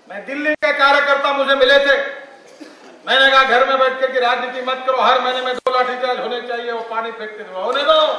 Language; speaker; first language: Hindi; non-native, local second language; Marathi